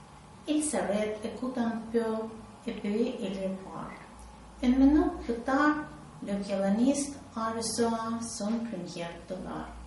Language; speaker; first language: French; non-native, learner; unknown